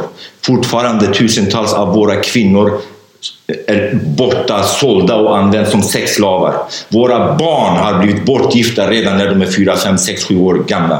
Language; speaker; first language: Swedish; non-native, fluent; Kurdish